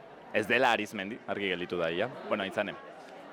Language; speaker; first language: Basque; native; Basque